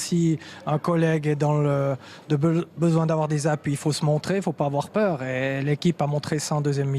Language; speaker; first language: French; native; French